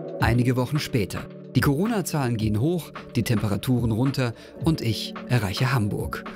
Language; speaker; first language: German; native; German